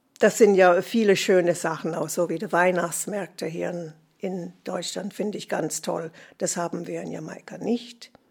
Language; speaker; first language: German; non-native, fluent; English